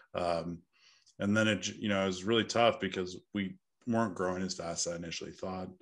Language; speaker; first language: English; native; English